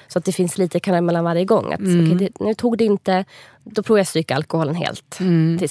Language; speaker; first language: Swedish; native; Swedish